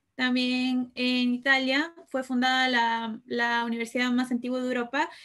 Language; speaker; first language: Spanish; early bilingual, other home language; Italian